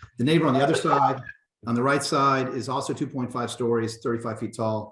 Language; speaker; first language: English; native; English